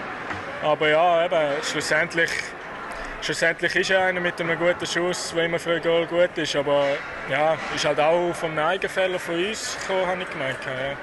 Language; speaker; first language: German; native; German